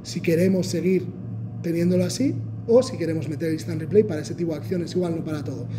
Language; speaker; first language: Spanish; non-native, local second language; Basque